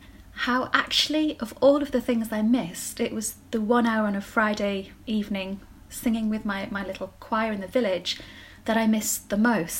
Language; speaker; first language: English; native; English